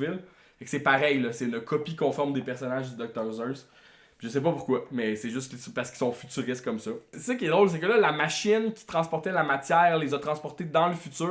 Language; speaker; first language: French; native; French